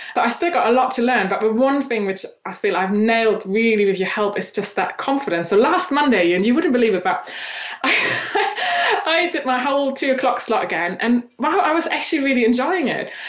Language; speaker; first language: English; non-native, fluent; German